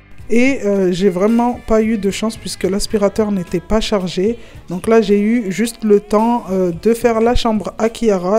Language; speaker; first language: French; non-native, local second language; Comorian